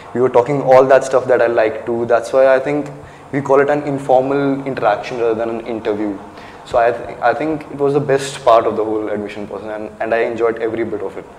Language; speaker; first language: English; non-native, local second language; Hindi